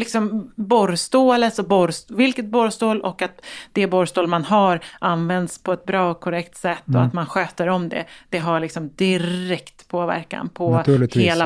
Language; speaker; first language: Swedish; native; Swedish